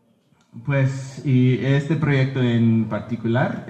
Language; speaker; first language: Spanish; early bilingual, heritage; Spanish